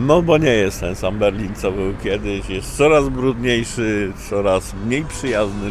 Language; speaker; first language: Polish; native; Polish